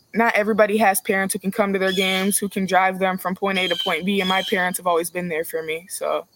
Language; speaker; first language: English; native; English